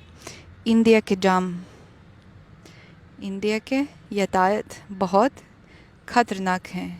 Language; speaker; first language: Hindi; non-native, fluent; Russian